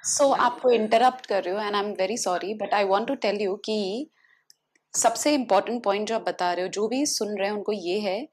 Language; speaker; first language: Hindi; native; Hindi